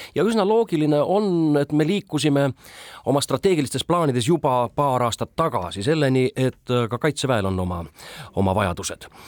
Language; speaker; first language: Estonian; native; Estonian